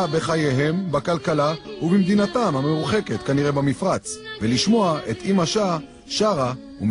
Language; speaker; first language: Hebrew; native; Hebrew